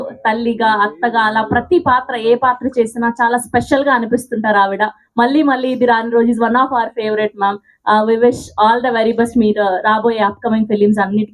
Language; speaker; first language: Telugu; native; Telugu